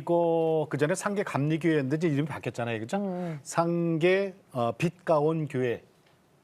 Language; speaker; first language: Korean; native; Korean